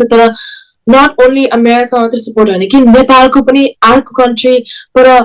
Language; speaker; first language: Nepali; early bilingual, heritage; Nepali